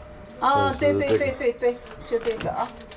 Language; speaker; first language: Chinese; native; Chinese